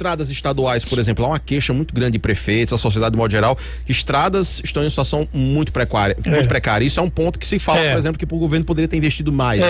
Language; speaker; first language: Portuguese; native; Portuguese